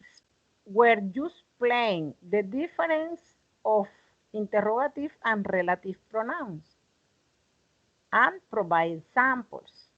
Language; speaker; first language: English; non-native, learner; Spanish